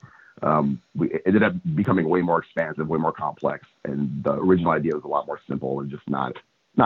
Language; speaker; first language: English; native; English